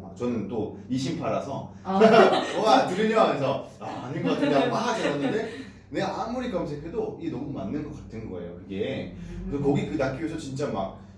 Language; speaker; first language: Korean; non-native, fluent; French